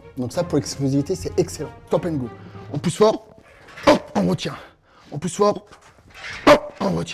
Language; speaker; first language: French; native; French